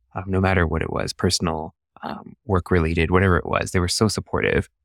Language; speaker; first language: English; native; English